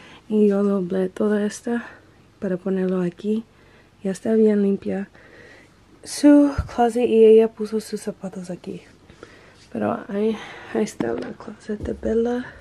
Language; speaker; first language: Spanish; early bilingual, heritage; Spanish